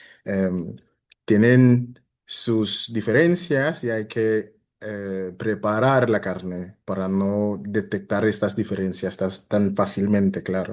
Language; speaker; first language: Spanish; non-native, fluent; English